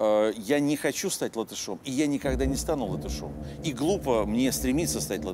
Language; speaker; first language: Russian; native; Russian